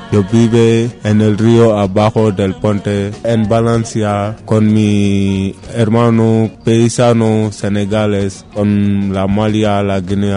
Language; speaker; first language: Spanish; non-native, learner; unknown